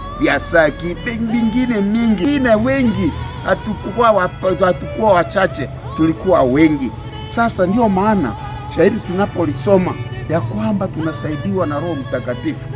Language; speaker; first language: Swahili; non-native, local second language; Nande